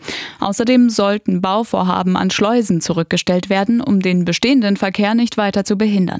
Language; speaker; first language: German; native; German